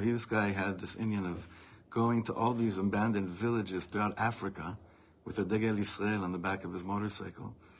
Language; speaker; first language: English; native; English